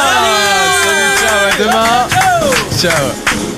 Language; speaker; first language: French; native; French